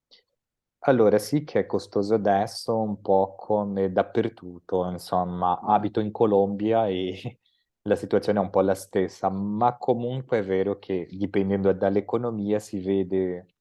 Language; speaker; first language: Italian; non-native, fluent; Portuguese